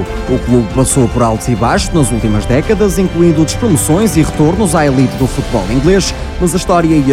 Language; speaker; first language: Portuguese; native; Portuguese